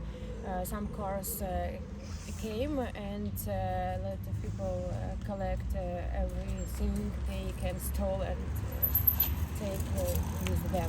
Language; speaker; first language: English; non-native, learner; Ukrainian